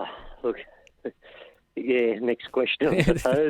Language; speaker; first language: English; native; English